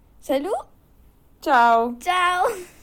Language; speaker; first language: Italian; non-native, learner; French